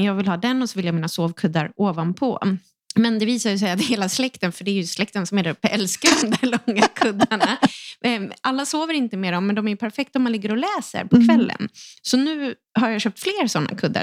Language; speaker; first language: Swedish; native; Swedish